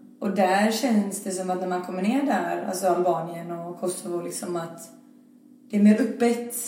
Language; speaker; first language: Swedish; early bilingual, other home language; Albanian